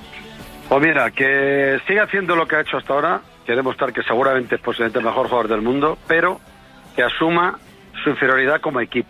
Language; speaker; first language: Spanish; native; Spanish